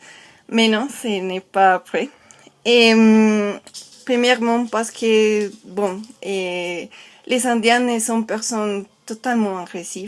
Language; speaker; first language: French; non-native, learner; Spanish